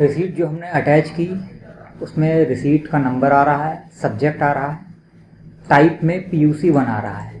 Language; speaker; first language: Hindi; native; Hindi